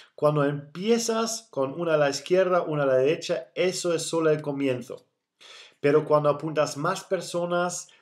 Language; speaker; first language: Spanish; non-native, fluent; German